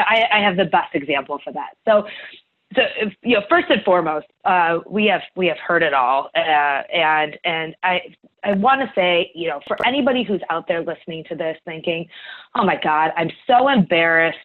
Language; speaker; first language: English; native; English